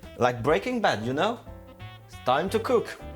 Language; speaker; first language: English; non-native, learner; French